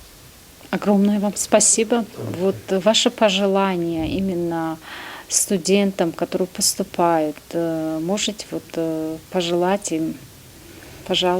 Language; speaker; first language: Russian; non-native, local second language; Tajik